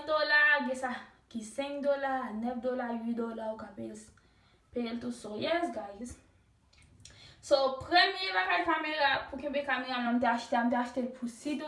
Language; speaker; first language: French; non-native, learner; Haitian Creole